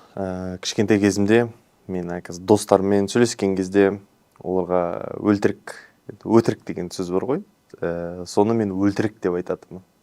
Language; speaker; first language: Kazakh; non-native, local second language; Uyghur